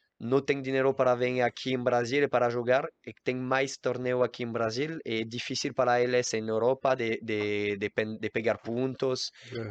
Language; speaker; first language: Portuguese; non-native, learner; French